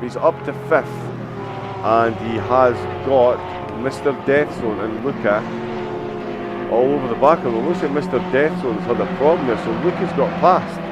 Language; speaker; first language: English; native; English